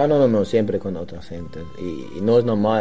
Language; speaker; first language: Spanish; non-native, learner; German